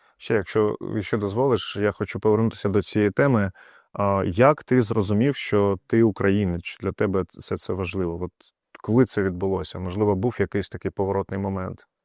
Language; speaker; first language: Ukrainian; non-native, local second language; Russian